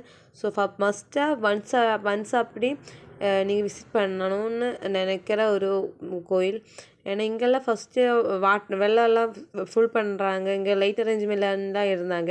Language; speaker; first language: Tamil; non-native, local second language; Malayalam